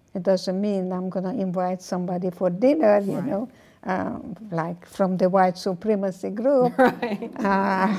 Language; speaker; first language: English; non-native, fluent; Hungarian